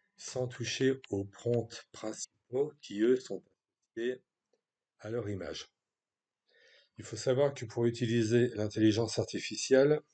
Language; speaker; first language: French; native; French